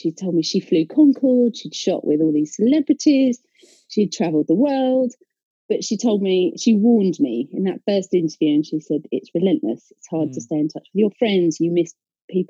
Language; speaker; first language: English; native; English